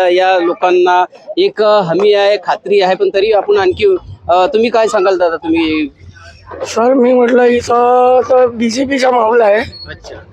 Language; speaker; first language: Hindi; non-native, local second language; Marathi